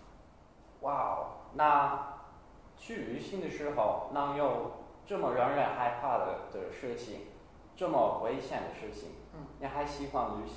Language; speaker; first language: Chinese; non-native, fluent; English